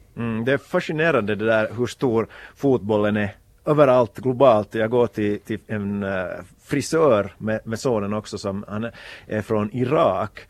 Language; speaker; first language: Swedish; native; Swedish